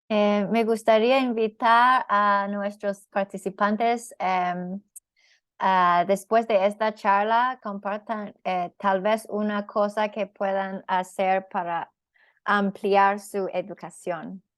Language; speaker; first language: Spanish; non-native, fluent; English